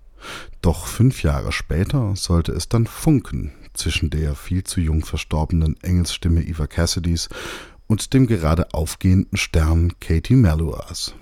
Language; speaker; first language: German; native; German